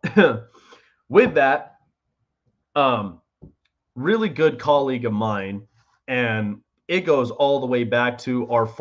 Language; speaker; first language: English; native; English